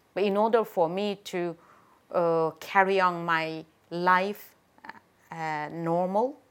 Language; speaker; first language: English; non-native, fluent; Chinese